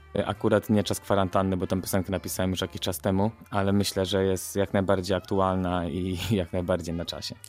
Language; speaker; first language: Polish; native; Polish